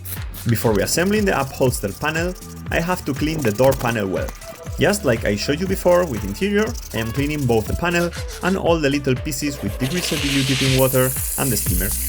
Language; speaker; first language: English; non-native, fluent; Spanish